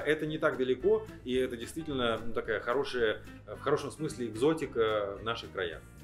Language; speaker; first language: Russian; native; Russian